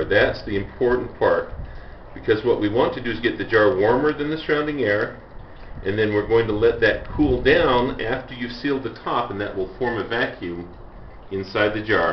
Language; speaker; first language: English; native; English